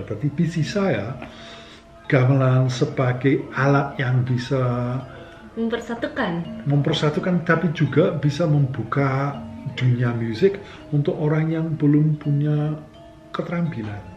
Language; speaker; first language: Indonesian; non-native, fluent; English